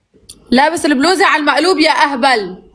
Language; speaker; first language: Arabic; native; Arabic